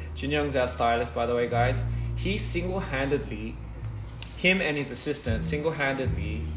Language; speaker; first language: English; early bilingual, other home language; Korean